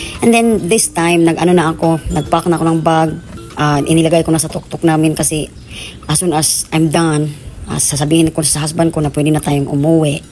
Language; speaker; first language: Filipino; non-native, local second language; Cebuano